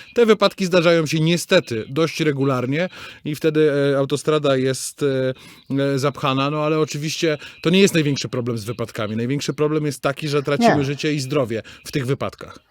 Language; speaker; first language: Polish; native; Polish